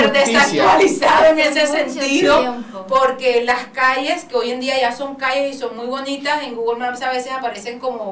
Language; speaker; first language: Spanish; native; Spanish